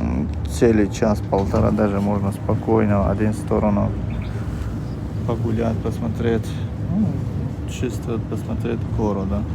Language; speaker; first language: Russian; non-native, fluent; Tajik